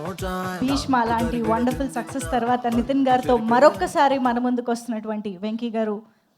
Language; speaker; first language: Telugu; native; Telugu